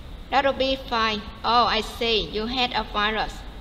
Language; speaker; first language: English; non-native, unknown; Vietnamese